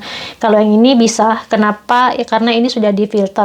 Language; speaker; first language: Indonesian; native; Indonesian